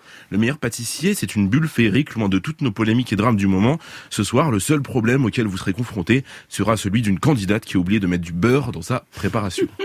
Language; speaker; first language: French; native; French